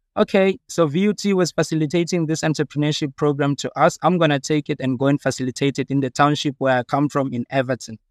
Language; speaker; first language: English; non-native, local second language; Southern Sotho